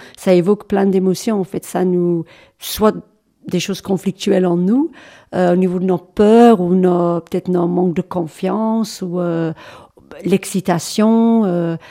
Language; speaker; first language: French; non-native, fluent; English